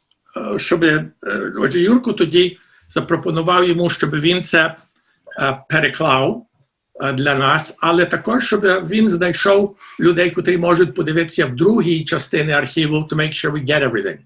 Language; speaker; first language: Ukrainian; early bilingual, heritage; Ukrainian